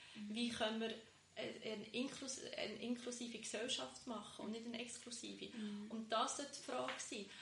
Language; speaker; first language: German; early bilingual, other home language; Bosnian